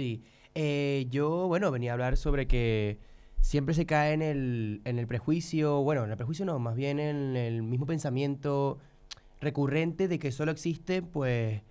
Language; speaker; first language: Spanish; native; Spanish